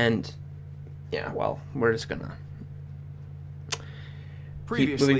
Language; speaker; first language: English; native; English